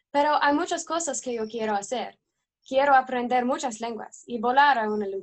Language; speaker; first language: Spanish; non-native, learner; English